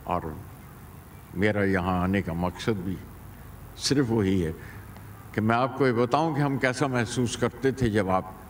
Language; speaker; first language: Hindi; native; Hindi